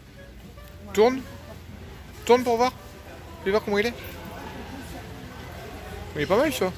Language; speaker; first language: French; native; French